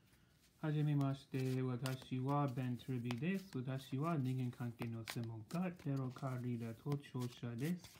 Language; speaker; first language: Japanese; non-native, learner; English